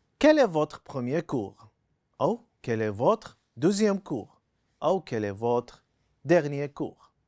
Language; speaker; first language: French; non-native, fluent; Arabic